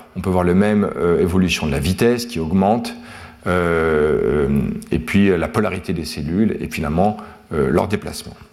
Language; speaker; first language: French; native; French